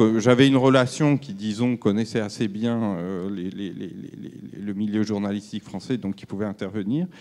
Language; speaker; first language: French; native; French